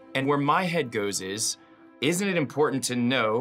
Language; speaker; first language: English; native; English